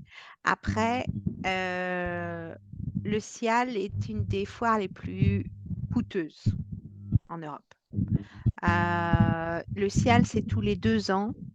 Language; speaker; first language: French; native; French